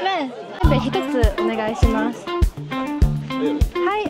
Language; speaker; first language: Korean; non-native, learner; Japanese